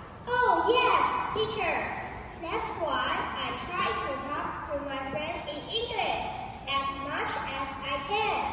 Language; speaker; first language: English; non-native, learner; Chinese